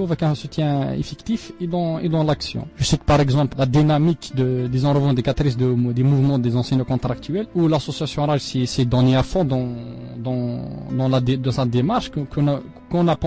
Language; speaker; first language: French; non-native, local second language; Arabic